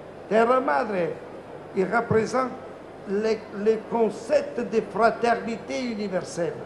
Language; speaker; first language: French; non-native, fluent; Italian